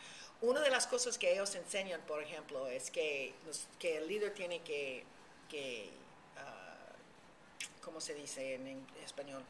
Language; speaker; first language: Spanish; early bilingual, heritage; Spanish